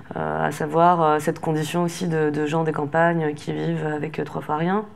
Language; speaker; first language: French; native; French